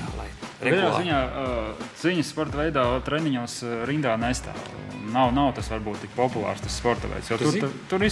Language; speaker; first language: Latvian; native; Latvian